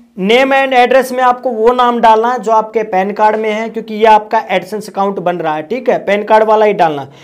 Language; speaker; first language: Hindi; native; Hindi